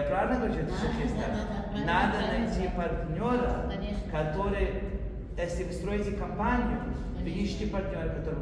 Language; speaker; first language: Russian; non-native, fluent; English